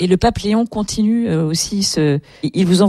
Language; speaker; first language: French; native; French